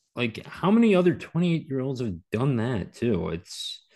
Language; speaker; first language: English; native; English